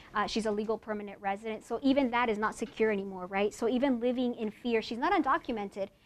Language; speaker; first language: English; native; English